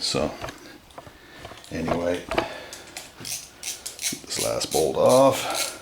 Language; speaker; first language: English; native; English